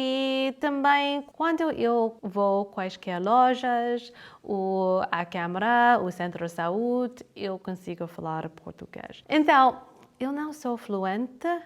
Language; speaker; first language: Portuguese; non-native, learner; English